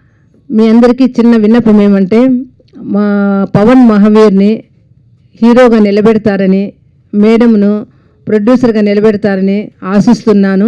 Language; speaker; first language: Telugu; native; Telugu